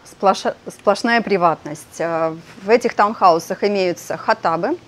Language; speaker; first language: Russian; native; Russian